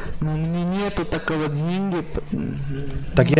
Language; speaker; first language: Russian; non-native, learner; Armenian